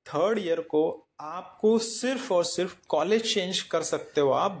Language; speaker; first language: Hindi; non-native, local second language; Marathi